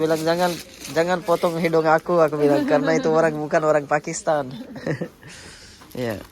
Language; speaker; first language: Indonesian; non-native, learner; Urdu